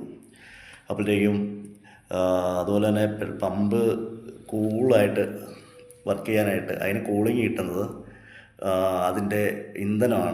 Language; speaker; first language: Malayalam; native; Malayalam